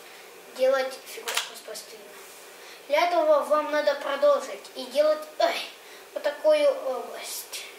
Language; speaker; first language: Russian; early bilingual, heritage; Russian